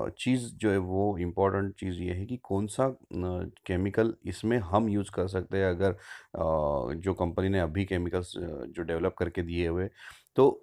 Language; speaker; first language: Hindi; non-native, local second language; Marathi